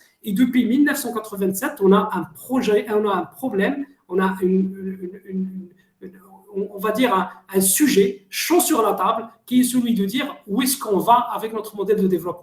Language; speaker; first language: French; non-native, local second language; Arabic